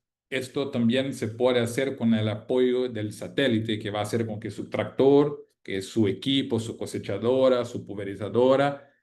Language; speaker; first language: Spanish; non-native, fluent; Portuguese